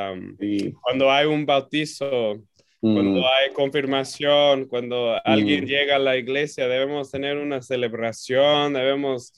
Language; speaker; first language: Spanish; non-native, fluent; English